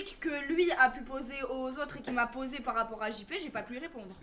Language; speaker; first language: French; native; French